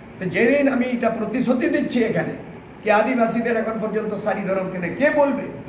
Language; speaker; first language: Bangla; non-native, local second language; Santali